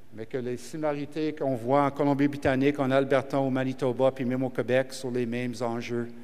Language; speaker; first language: French; early bilingual, heritage; French